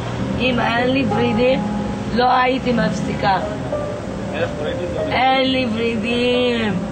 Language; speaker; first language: Hebrew; non-native, fluent; English